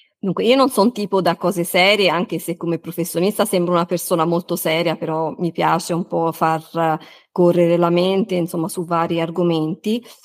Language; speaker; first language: Italian; native; Italian